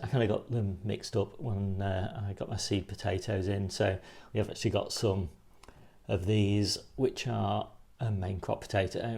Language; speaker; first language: English; native; English